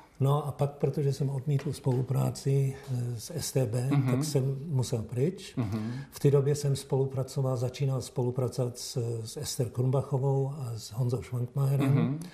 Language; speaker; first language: Czech; early bilingual, heritage; Czech